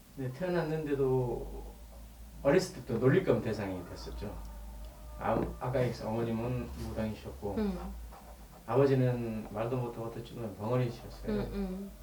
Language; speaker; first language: Korean; native; Korean